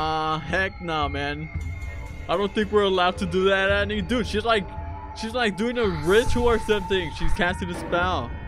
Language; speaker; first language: English; native; English